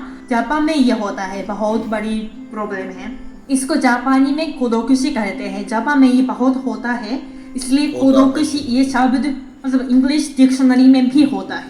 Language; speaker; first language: Hindi; non-native, fluent; Japanese